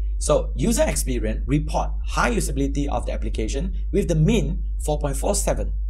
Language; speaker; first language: English; native; English